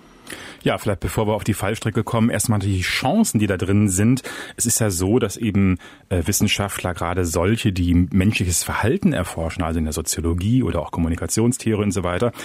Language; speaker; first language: German; native; German